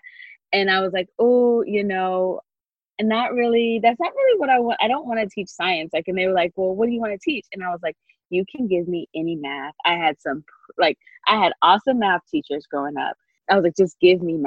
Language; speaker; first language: English; native; English